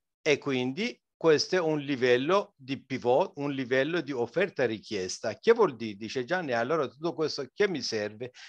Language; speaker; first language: Italian; non-native, fluent; Persian